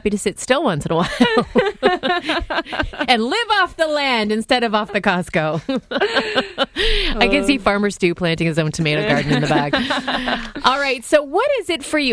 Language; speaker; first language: English; native; English